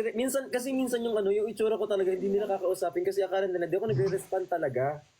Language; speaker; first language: Filipino; native; Filipino